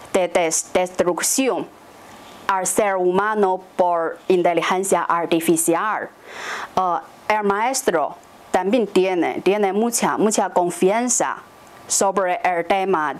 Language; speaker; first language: Spanish; non-native, fluent; Chinese